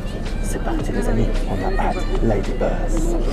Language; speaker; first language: French; native; French